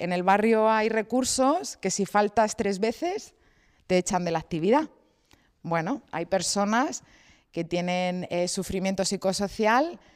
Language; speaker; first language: Spanish; native; Spanish